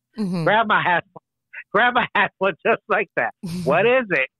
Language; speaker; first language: English; native; English